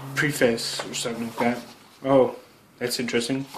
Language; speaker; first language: English; native; English